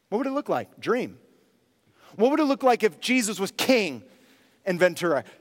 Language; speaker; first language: English; native; English